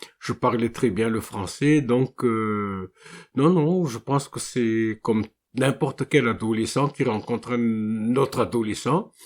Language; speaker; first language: French; non-native, local second language; Malagasy